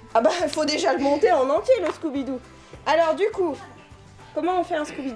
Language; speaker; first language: French; native; French